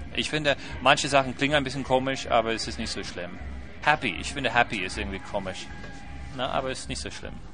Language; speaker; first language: German; non-native, fluent; English